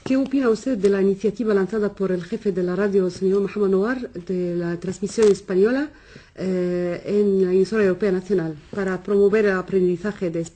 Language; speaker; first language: Spanish; non-native, fluent; Arabic